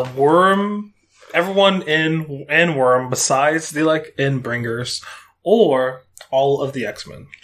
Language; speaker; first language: English; native; English